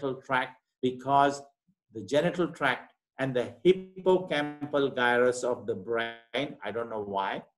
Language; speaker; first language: English; non-native, local second language; Marathi